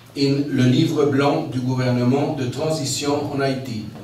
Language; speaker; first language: English; non-native, fluent; Spanish